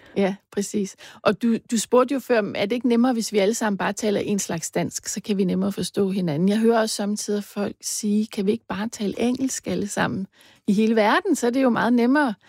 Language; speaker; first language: Danish; native; Danish